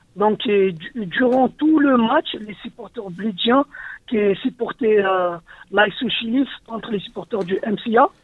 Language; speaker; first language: French; non-native, local second language; Arabic